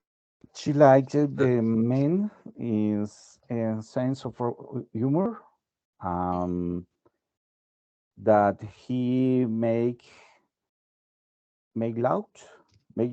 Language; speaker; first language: English; non-native, learner; Spanish